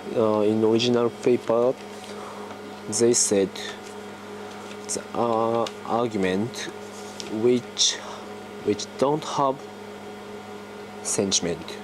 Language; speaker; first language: English; non-native, learner; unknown